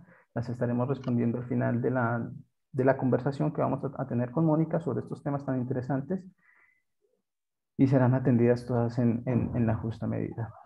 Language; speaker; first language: Spanish; native; Spanish